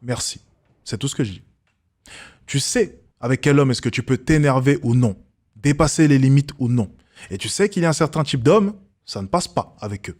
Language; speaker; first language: French; native; French